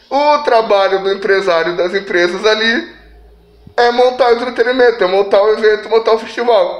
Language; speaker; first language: Portuguese; native; Portuguese